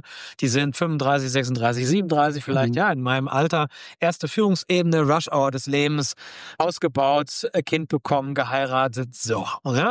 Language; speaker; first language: German; native; German